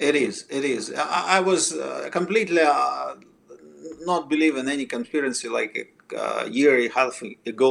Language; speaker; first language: English; non-native, fluent; Russian